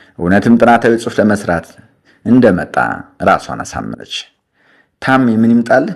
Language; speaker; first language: Amharic; native; Amharic